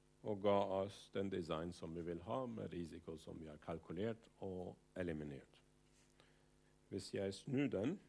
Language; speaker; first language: Norwegian; non-native, fluent; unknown